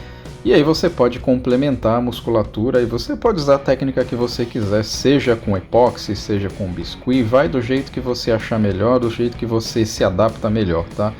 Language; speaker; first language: Portuguese; native; Portuguese